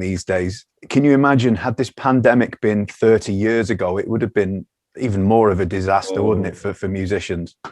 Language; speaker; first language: English; native; English